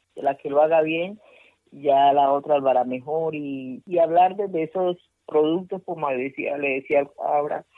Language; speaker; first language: Spanish; native; Spanish